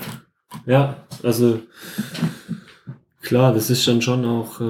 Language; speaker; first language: German; native; German